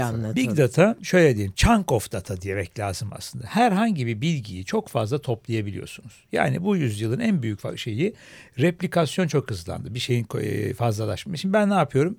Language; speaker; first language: Turkish; native; Turkish